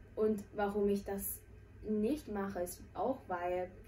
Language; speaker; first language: German; non-native, fluent; Chinese